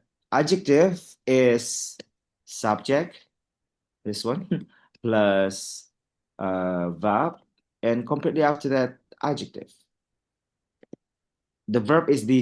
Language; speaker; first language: English; non-native, fluent; Indonesian